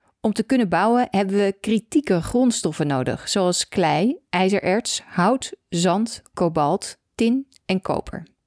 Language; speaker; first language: Dutch; native; Dutch